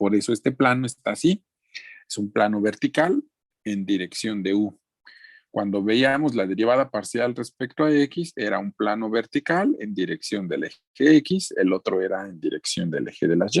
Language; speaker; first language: Spanish; native; Spanish